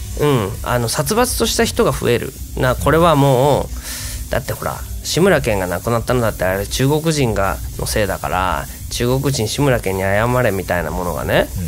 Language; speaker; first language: Japanese; native; Japanese